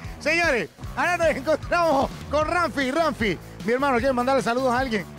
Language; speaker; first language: Spanish; native; Spanish